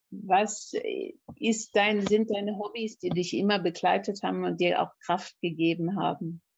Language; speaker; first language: German; native; German